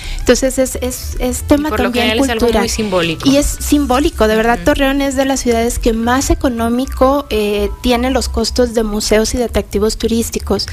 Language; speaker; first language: Spanish; native; Spanish